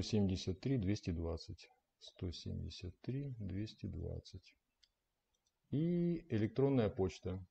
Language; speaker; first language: Russian; native; Russian